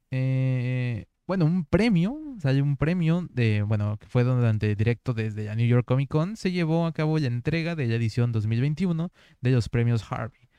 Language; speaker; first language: Spanish; native; Spanish